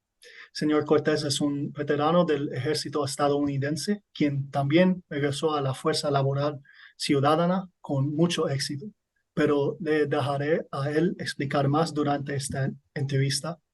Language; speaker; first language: Spanish; non-native, learner; English